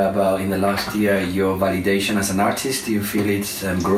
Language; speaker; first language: English; non-native, fluent; Spanish